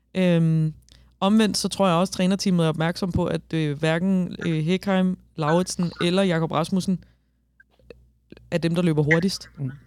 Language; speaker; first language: Danish; native; Danish